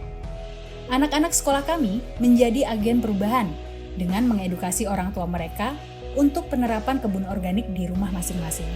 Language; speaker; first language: Indonesian; native; Indonesian